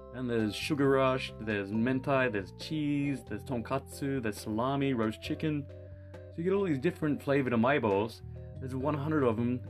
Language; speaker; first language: English; native; English